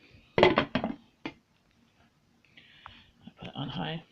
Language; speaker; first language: English; native; English